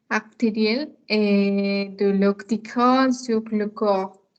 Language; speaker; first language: French; non-native, learner; Spanish